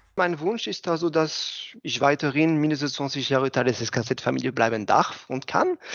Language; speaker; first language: German; non-native, fluent; French